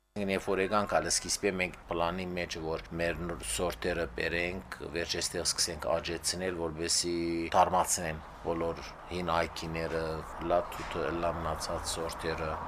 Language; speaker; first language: Armenian; early bilingual, heritage; Armenian